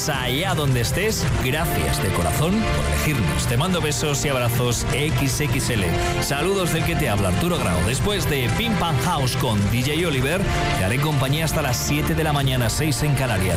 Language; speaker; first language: Spanish; native; Spanish